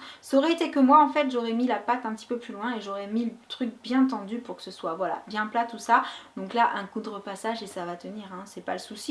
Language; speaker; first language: French; native; French